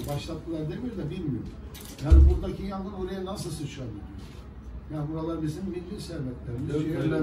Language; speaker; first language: Turkish; native; Turkish